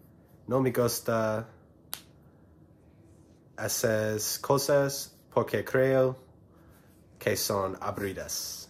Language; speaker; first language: Spanish; non-native, learner; English